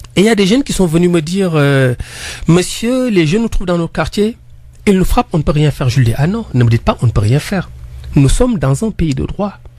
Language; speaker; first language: French; non-native, local second language; Wolof